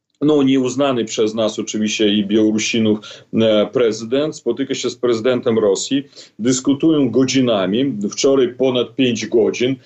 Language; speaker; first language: Polish; non-native, fluent; Belarusian